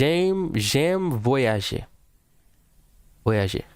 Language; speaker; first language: French; non-native, learner; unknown